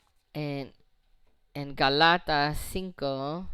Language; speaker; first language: Spanish; non-native, fluent; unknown